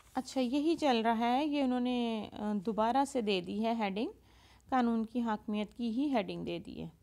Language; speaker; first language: Urdu; non-native, local second language; Punjabi